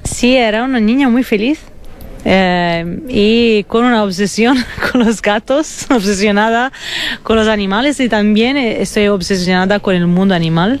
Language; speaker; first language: Spanish; non-native, fluent; Italian